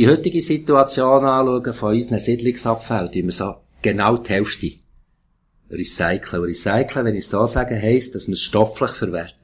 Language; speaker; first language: German; native; German